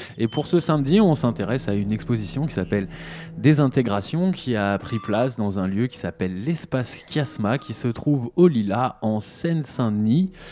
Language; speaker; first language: French; native; French